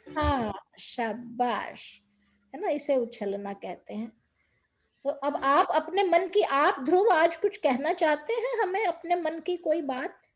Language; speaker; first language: Hindi; native; Hindi